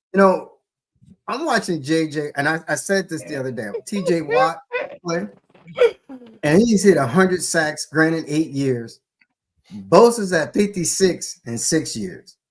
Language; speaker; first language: English; native; English